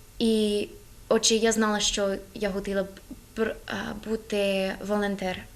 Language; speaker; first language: Ukrainian; non-native, learner; English